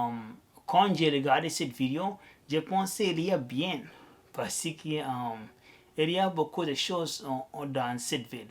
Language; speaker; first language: French; non-native, learner; Arabic